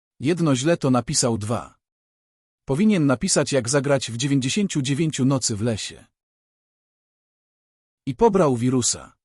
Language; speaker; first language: Polish; native; Polish